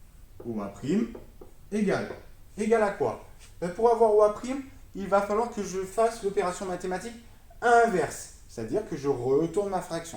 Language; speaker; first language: French; native; French